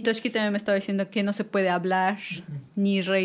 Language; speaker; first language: Spanish; native; Spanish